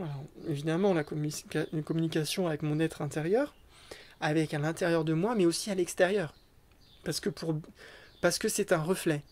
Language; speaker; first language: French; native; French